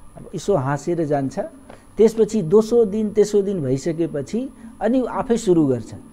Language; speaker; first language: Nepali; non-native, local second language; Awadhi